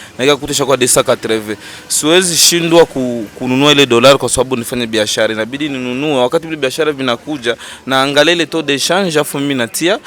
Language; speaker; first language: Swahili; native; Swahili